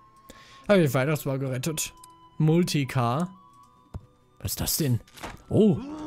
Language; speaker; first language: German; native; German